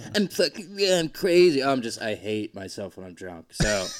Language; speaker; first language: English; native; English